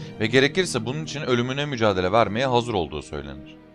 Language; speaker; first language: Turkish; native; Turkish